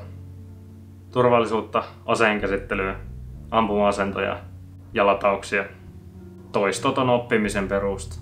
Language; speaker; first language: Finnish; native; Finnish